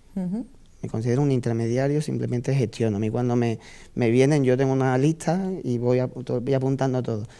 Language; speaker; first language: Spanish; native; Spanish